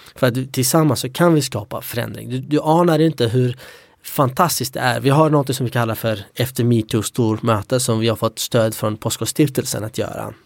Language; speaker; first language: Swedish; early bilingual, other home language; Kurdish